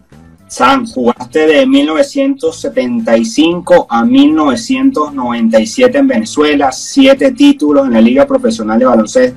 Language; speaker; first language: Spanish; native; Spanish